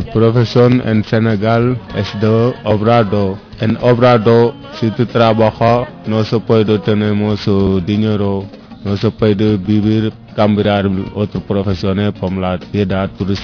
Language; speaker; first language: Spanish; non-native, learner; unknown